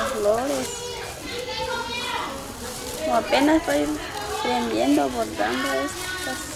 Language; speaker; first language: Spanish; non-native, local second language; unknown